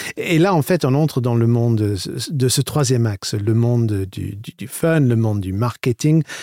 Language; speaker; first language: French; non-native, fluent; English